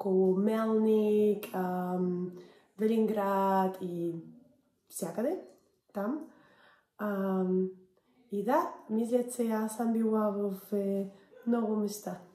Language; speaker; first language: Bulgarian; non-native, learner; English